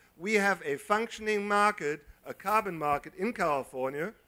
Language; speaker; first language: English; non-native, fluent; German